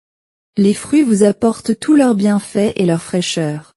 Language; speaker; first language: French; non-native, learner; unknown